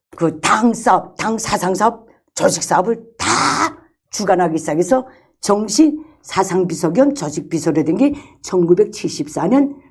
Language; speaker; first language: Korean; early bilingual, other home language; Chinese